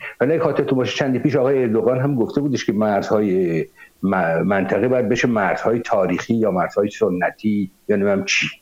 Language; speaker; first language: Persian; native; Persian